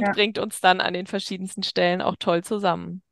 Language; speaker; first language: German; native; German